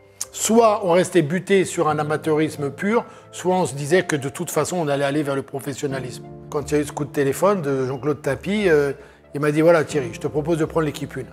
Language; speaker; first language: French; native; French